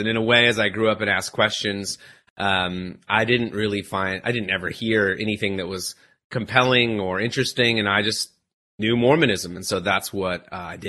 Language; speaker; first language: English; native; English